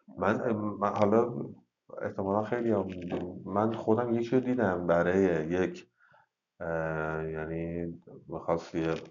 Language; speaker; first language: Persian; non-native, local second language; Azerbaijani